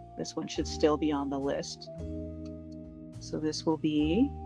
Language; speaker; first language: English; native; English